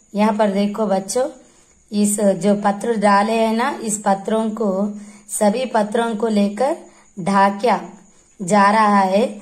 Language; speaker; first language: Hindi; non-native, local second language; Telugu